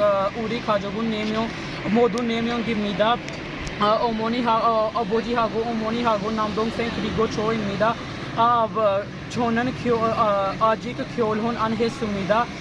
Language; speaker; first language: Korean; non-native, learner; Punjabi